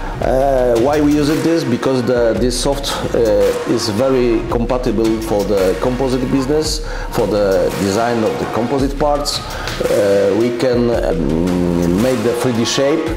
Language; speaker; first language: English; non-native, learner; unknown